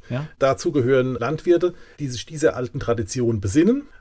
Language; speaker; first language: German; native; German